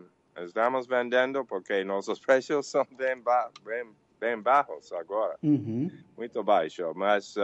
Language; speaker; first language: Portuguese; non-native, learner; English